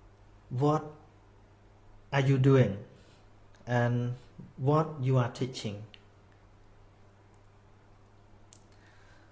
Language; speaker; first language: English; non-native, fluent; Khmer